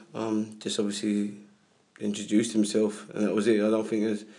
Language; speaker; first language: English; native; English